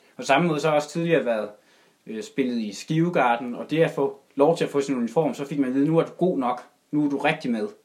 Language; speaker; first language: Danish; native; Danish